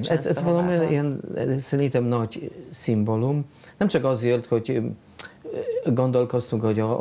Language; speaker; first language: Hungarian; non-native, fluent; Polish